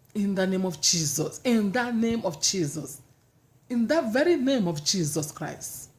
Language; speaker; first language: English; non-native, local second language; Yoruba